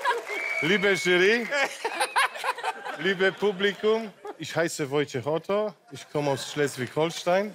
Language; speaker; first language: German; non-native, local second language; Polish